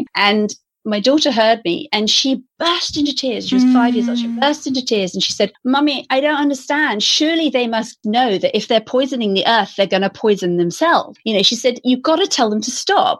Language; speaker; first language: English; native; English